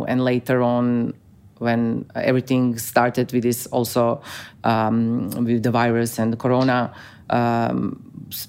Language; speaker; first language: English; non-native, fluent; Croatian